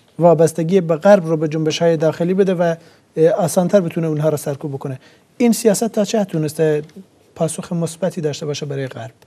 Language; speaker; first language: Persian; non-native, local second language; Central Kurdish